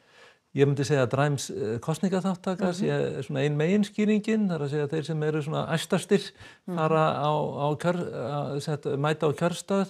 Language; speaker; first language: Icelandic; native; Icelandic